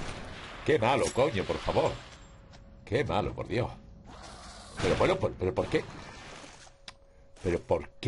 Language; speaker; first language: Spanish; native; Spanish